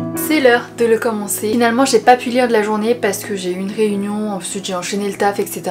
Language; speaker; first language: French; early bilingual, other home language; Vietnamese